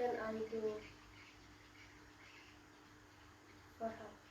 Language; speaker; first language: English; non-native, learner; Indonesian